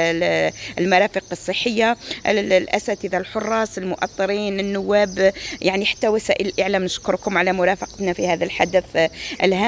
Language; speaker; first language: Arabic; native; Arabic